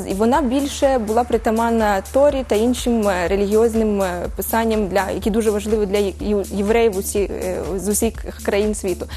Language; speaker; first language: Ukrainian; early bilingual, heritage; Ukrainian